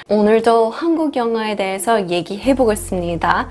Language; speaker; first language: Korean; non-native, fluent; English